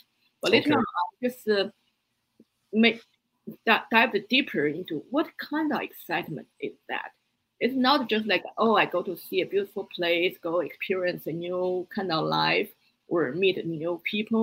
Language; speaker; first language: English; non-native, fluent; Chinese